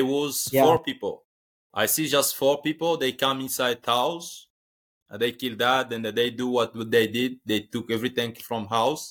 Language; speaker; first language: English; non-native, learner; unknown